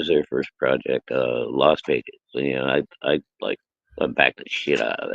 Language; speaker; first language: English; native; English